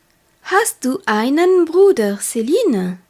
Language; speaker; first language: German; non-native, fluent; French